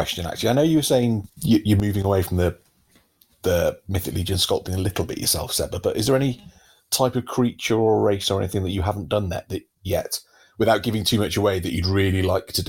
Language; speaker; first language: English; native; English